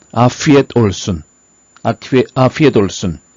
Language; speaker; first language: Turkish; non-native, fluent; Korean